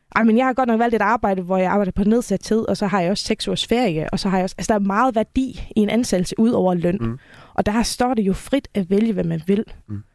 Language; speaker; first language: Danish; non-native, local second language; Faroese